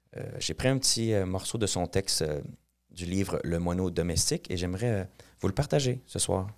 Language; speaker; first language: French; native; French